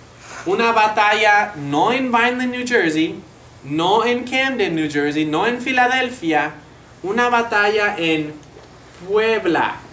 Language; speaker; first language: Spanish; non-native, fluent; English